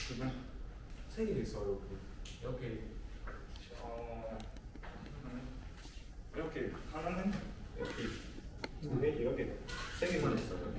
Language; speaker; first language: Korean; non-native, learner; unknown